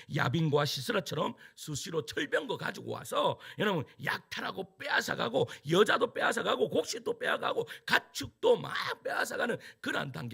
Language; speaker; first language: Korean; native; Korean